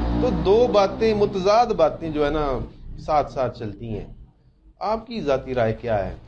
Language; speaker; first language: Urdu; non-native, local second language; Punjabi